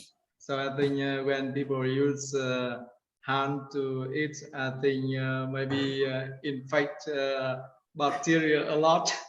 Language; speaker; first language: English; non-native, learner; Vietnamese